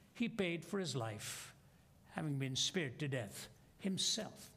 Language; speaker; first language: English; non-native, local second language; Hindi